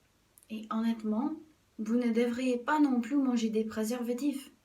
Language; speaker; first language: French; non-native, fluent; English